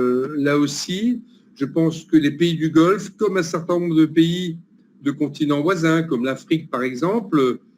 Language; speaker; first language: French; native; French